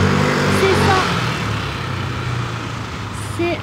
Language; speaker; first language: French; non-native, learner; Japanese